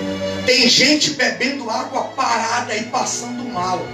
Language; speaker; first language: Portuguese; native; Portuguese